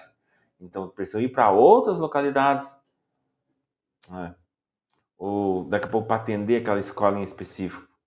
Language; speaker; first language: Portuguese; native; Portuguese